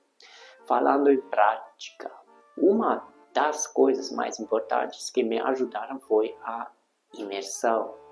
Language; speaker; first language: Portuguese; non-native, fluent; Hungarian